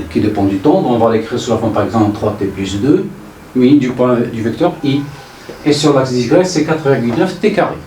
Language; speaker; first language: French; non-native, local second language; Arabic